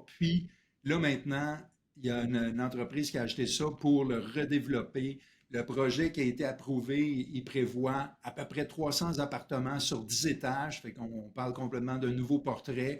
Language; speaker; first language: French; native; French